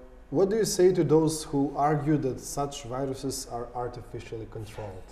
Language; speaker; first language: English; non-native, fluent; Macedonian